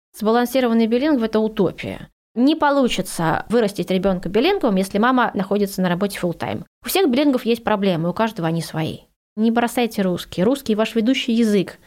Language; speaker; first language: Russian; early bilingual, heritage; Russian